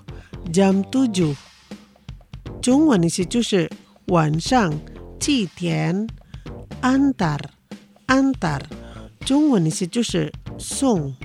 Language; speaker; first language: Chinese; non-native, fluent; Indonesian